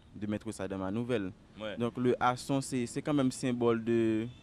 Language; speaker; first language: French; native; French